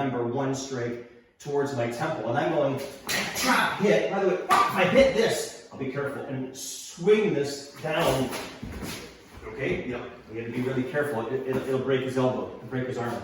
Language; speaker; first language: English; native; English